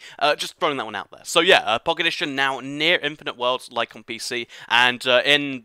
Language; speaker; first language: English; native; English